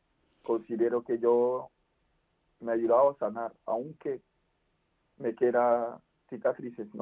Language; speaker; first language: Spanish; non-native, fluent; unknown